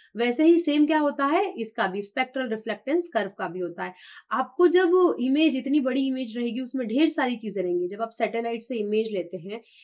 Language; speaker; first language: Hindi; native; Hindi